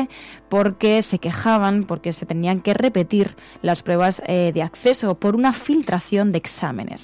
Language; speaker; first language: Spanish; native; Spanish